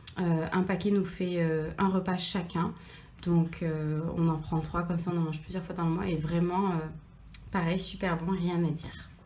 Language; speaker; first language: French; native; French